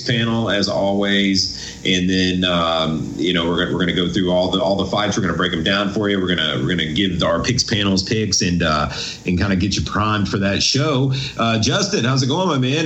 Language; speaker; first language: English; native; English